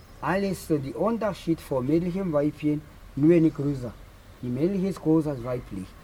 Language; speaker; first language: German; non-native, local second language; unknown